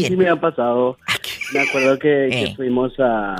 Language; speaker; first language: Spanish; native; Spanish